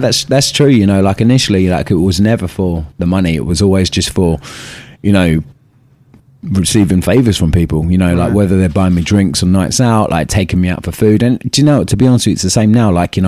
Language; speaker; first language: English; native; English